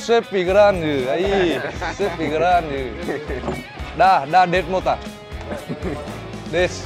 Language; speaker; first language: Portuguese; non-native, learner; Vietnamese